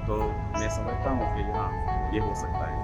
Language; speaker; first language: Hindi; native; Hindi